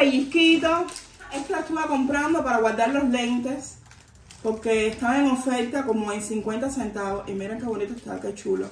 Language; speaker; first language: Spanish; native; Spanish